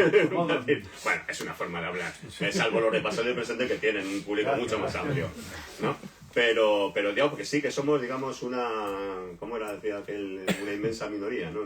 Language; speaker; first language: Spanish; native; Spanish